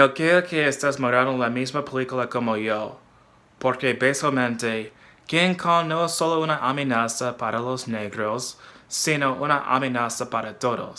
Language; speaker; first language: Spanish; non-native, fluent; English